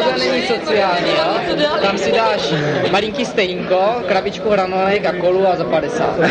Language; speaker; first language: Czech; native; Czech